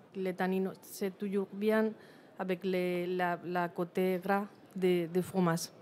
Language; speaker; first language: French; non-native, learner; Spanish